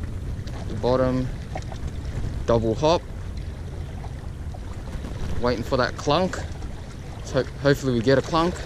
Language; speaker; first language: English; native; English